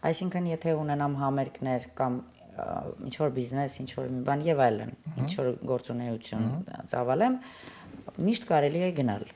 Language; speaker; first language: Armenian; native; Armenian